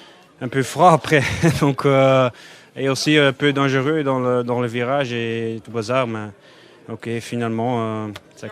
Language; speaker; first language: French; non-native, learner; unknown